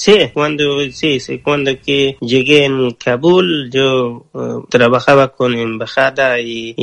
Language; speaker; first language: Spanish; non-native, learner; Persian